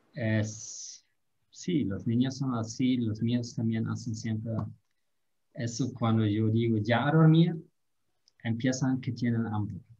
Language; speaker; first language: Spanish; non-native, fluent; German